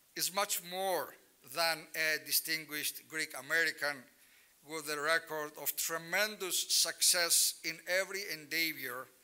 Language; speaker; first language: English; non-native, fluent; Greek